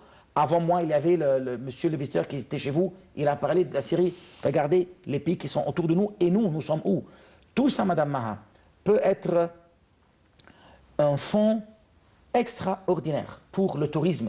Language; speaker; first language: French; non-native, fluent; Arabic